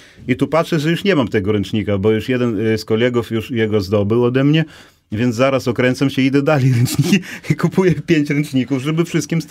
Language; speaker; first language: Polish; native; Polish